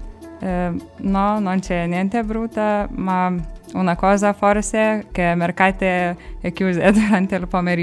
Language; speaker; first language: Italian; non-native, learner; Lithuanian